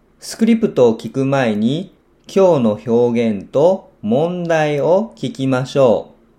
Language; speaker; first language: Japanese; non-native, fluent; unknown